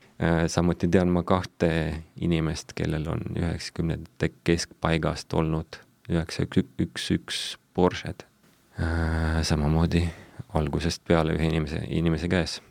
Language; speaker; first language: Estonian; non-native, local second language; Russian